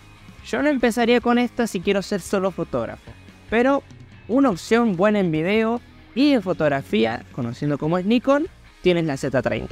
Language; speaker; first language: Spanish; native; Spanish